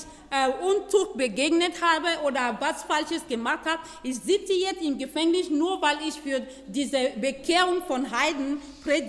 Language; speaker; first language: German; non-native, fluent; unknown